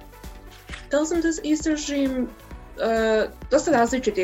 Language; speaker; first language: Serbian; early bilingual, heritage; English